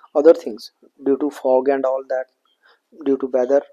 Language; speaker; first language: English; non-native, local second language; Punjabi